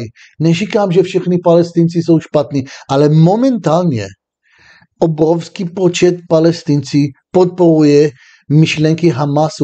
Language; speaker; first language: Czech; non-native, fluent; Hebrew